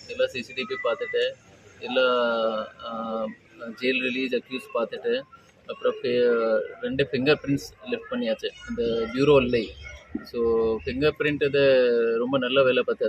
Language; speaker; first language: Tamil; non-native, fluent; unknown